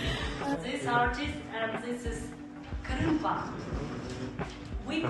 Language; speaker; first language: English; non-native, learner; Russian